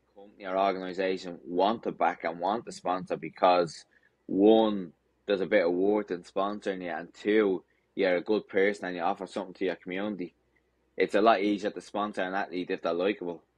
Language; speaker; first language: English; native; English